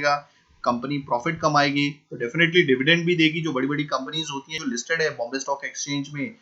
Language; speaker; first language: Hindi; native; Hindi